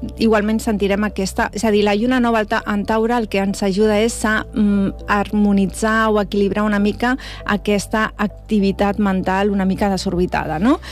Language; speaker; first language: Catalan; non-native, local second language; Spanish